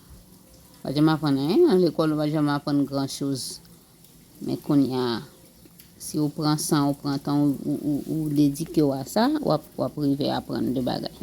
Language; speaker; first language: French; non-native, local second language; Haitian Creole